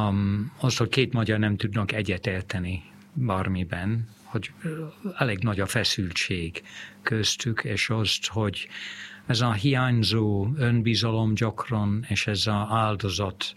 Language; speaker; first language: Hungarian; non-native, fluent; English